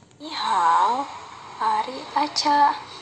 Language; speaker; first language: Chinese; non-native, learner; Indonesian